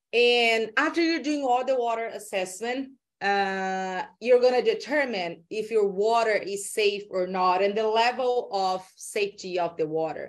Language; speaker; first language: English; non-native, fluent; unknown